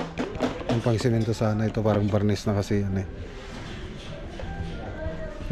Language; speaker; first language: Filipino; native; Filipino